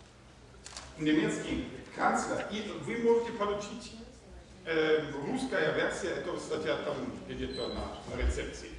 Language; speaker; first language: Russian; non-native, fluent; German